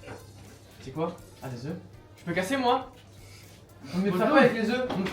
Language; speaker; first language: French; native; French